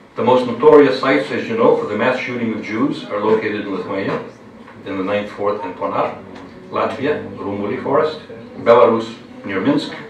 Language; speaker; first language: English; non-native, fluent; Lithuanian